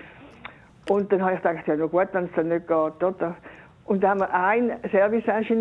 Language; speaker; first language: German; native; German